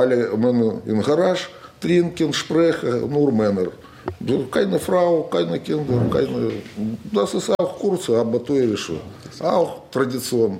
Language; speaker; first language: German; non-native, learner; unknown